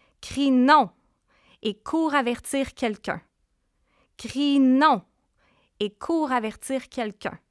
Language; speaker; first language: French; native; French